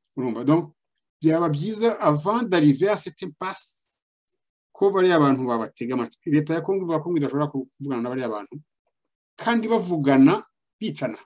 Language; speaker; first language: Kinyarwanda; native; Kinyarwanda